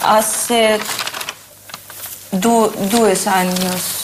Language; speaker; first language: Spanish; non-native, learner; Russian